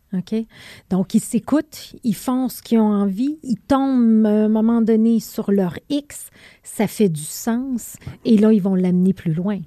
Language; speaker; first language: French; native; French